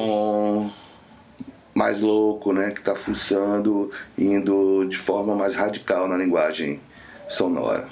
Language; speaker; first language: Portuguese; native; Portuguese